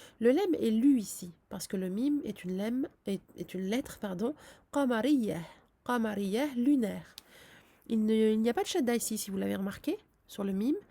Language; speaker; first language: French; native; French